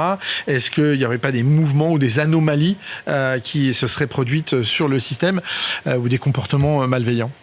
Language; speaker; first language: French; native; French